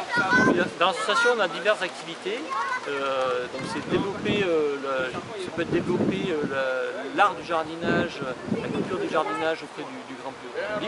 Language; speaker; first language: French; native; French